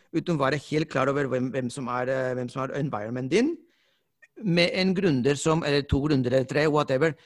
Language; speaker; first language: Norwegian; non-native, fluent; Spanish